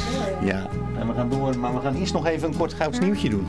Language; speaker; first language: Dutch; native; Dutch